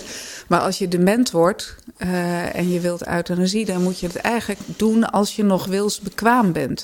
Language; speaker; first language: Dutch; native; Dutch